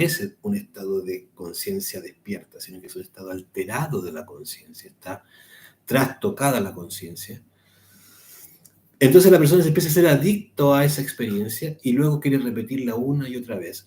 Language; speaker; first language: Spanish; native; Spanish